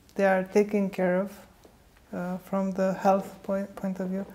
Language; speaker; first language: English; non-native, fluent; Romanian